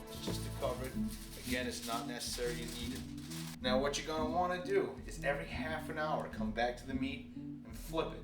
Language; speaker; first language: English; native; English